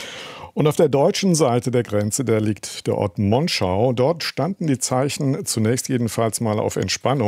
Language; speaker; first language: German; native; German